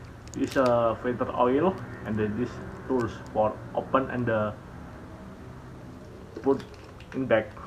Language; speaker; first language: English; non-native, learner; Indonesian